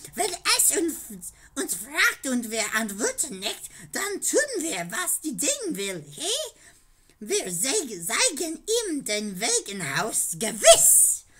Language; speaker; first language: German; non-native, learner; English